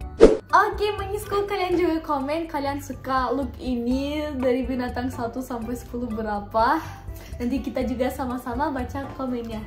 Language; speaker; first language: Indonesian; non-native, fluent; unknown